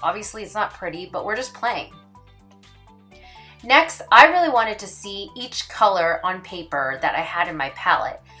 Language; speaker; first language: English; native; English